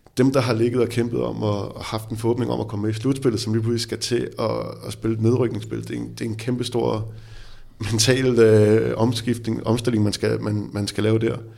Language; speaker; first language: Danish; native; Danish